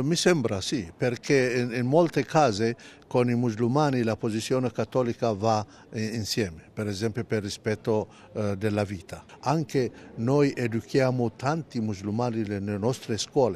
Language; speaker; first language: Italian; non-native, fluent; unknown